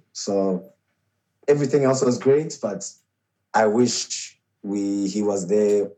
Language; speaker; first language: English; non-native, local second language; Xhosa